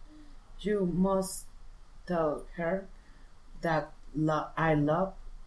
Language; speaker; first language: English; non-native, learner; Spanish